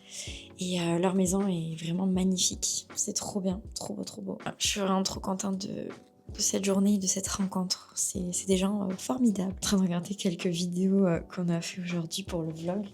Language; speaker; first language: French; native; French